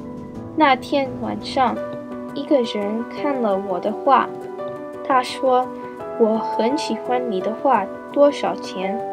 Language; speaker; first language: Chinese; non-native, learner; English